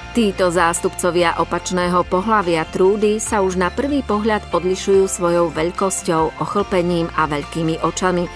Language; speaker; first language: Slovak; native; Slovak